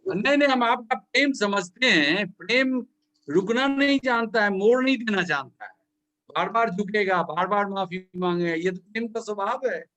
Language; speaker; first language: Hindi; native; Hindi